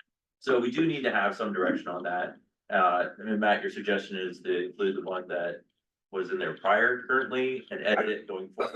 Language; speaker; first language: English; native; English